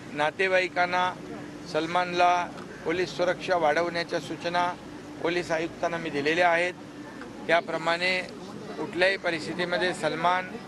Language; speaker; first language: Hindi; non-native, local second language; Marathi